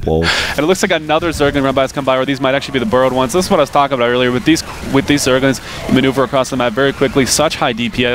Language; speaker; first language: English; native; English